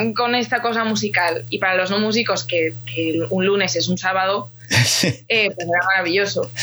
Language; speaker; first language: Spanish; early bilingual, other home language; Ukrainian